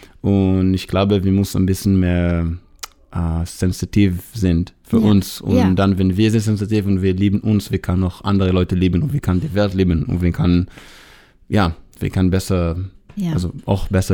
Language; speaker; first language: German; non-native, learner; Hebrew